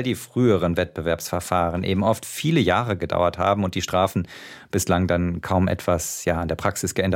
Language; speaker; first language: German; native; German